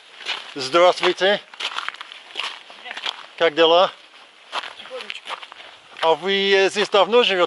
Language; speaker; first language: Russian; non-native, fluent; English